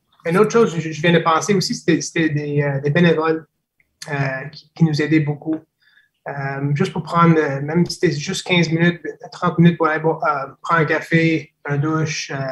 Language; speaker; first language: French; non-native, fluent; English